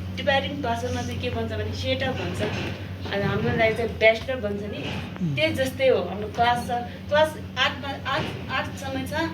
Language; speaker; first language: Nepali; non-native, local second language; Tibetan